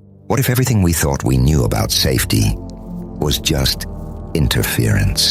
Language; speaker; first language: English; native; English